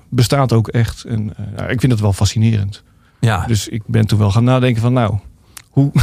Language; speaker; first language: Dutch; native; Dutch